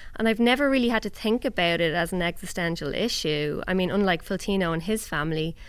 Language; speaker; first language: English; native; English